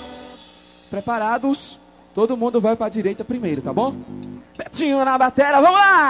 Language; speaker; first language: Portuguese; native; Portuguese